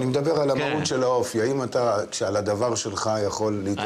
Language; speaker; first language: Hebrew; native; Hebrew